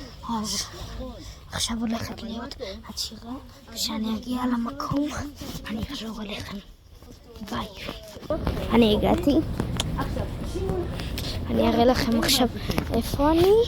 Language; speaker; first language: Hebrew; early bilingual, other home language; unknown